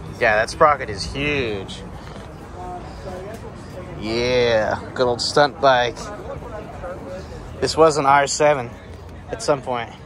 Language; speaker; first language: English; native; English